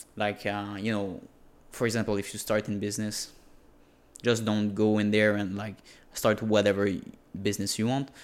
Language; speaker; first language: English; non-native, fluent; French